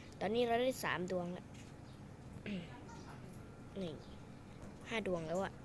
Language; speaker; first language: Thai; native; Thai